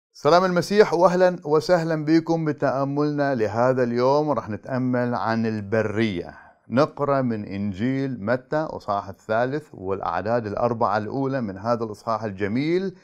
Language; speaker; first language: Arabic; native; Arabic